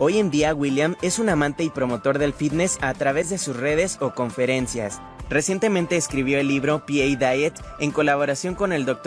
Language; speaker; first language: Spanish; native; Spanish